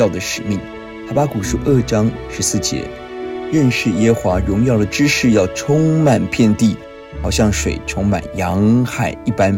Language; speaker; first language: Chinese; native; Chinese